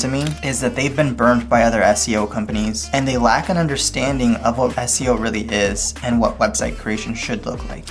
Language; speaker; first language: English; native; English